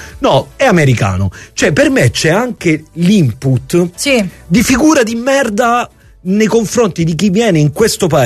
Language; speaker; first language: Italian; native; Italian